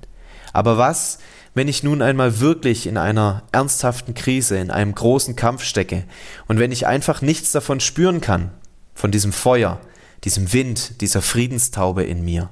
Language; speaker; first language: German; native; German